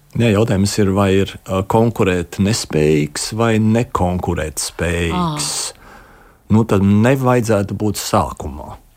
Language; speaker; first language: Latvian; native; Latvian